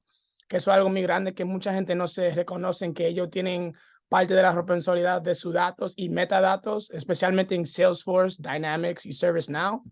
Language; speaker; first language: Spanish; early bilingual, heritage; English